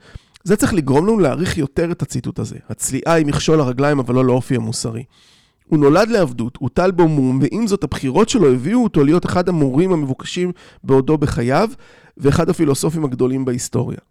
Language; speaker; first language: Hebrew; native; Hebrew